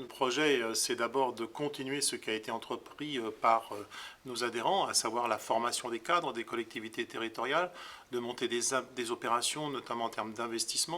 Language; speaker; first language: French; native; French